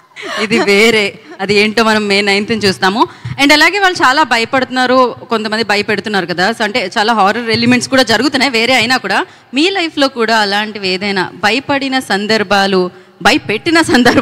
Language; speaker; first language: Telugu; native; Telugu